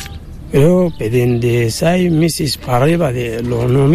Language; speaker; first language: Spanish; non-native, learner; Arabic